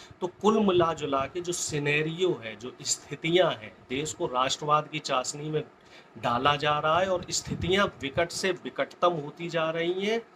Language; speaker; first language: Hindi; native; Hindi